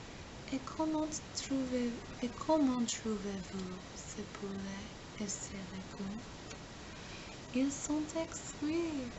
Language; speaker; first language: French; non-native, learner; English